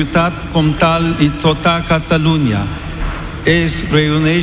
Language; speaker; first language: Catalan; non-native, learner; English